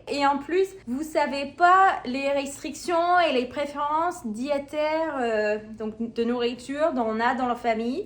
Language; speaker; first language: French; non-native, fluent; English